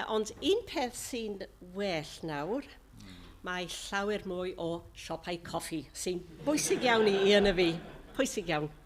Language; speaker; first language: Welsh; non-native, local second language; English